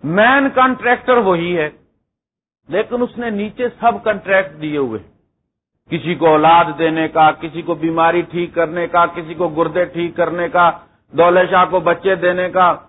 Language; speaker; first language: Urdu; non-native, local second language; Punjabi